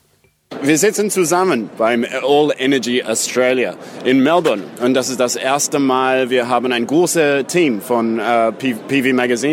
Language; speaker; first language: German; non-native, learner; English